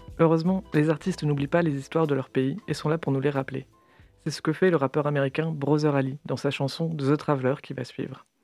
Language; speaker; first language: French; native; French